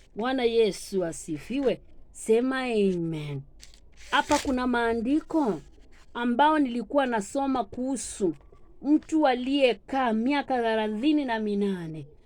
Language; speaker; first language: Swahili; non-native, local second language; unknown